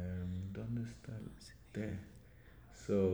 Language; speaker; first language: Spanish; non-native, learner; English